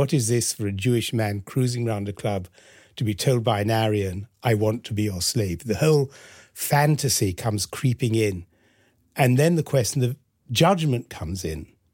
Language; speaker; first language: English; early bilingual, other home language; French